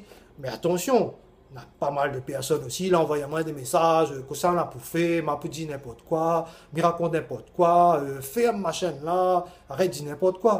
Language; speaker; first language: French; non-native, local second language; Réunion Creole French